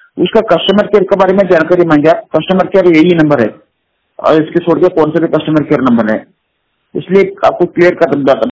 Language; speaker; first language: Hindi; non-native, local second language; Kannada